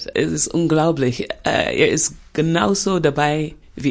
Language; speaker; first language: German; non-native, fluent; English